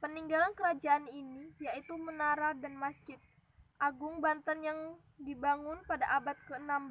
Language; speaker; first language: Indonesian; native; Indonesian